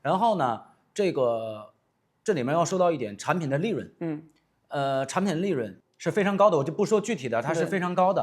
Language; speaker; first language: Chinese; native; Chinese